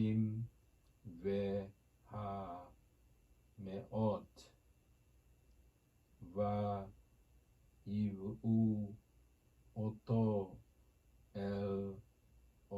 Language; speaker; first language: Hebrew; non-native, learner; Japanese